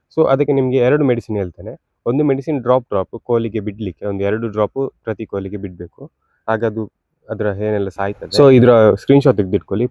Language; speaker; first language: Kannada; non-native, local second language; Tulu